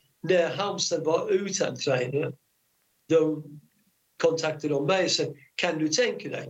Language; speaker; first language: Swedish; non-native, fluent; English